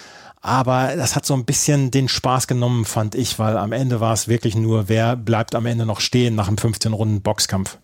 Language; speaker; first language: German; native; German